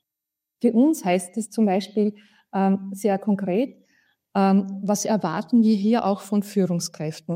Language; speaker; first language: German; native; German